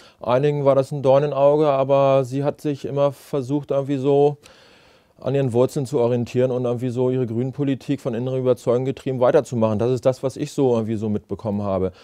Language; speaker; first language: German; native; German